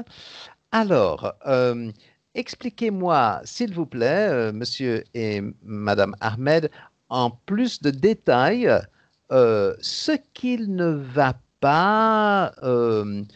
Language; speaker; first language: French; native; French